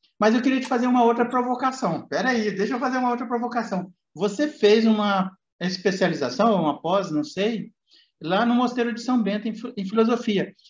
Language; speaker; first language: Portuguese; native; Portuguese